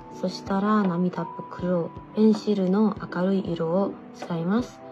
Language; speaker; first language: Japanese; non-native, learner; Thai